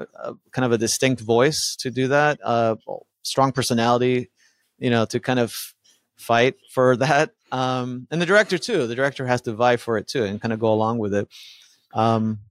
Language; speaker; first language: English; early bilingual, other home language; Spanish